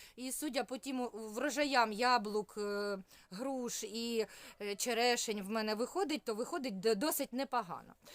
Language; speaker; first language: Ukrainian; non-native, local second language; Russian